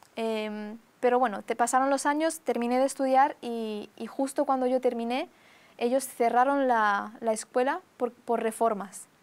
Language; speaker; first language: Spanish; early bilingual, other home language; Romanian